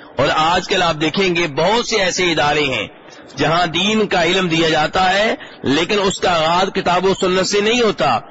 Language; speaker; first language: Urdu; native; Urdu